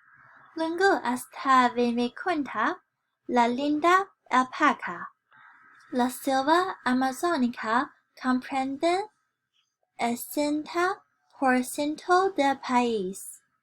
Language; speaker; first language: Spanish; non-native, learner; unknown